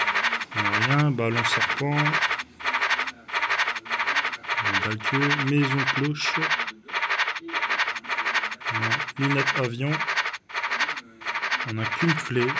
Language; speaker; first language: French; native; French